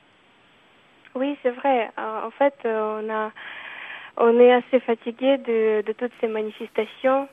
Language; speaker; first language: French; non-native, fluent; Kyrgyz